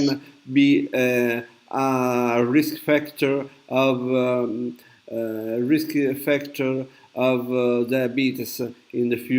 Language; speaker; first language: English; non-native, learner; Italian